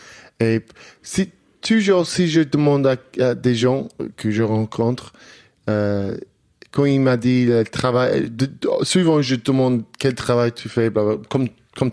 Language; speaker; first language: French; non-native, learner; English